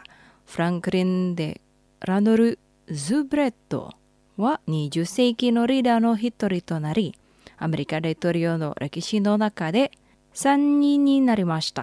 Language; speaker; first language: Japanese; non-native, fluent; Indonesian